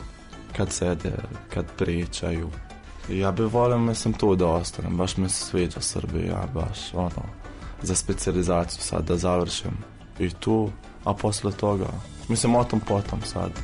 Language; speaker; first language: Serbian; non-native, fluent; Arabic